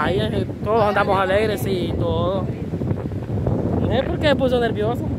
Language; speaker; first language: Spanish; native; Spanish